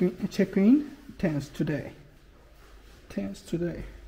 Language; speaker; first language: English; non-native, learner; Japanese